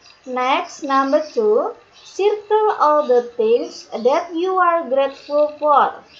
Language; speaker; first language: English; non-native, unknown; Indonesian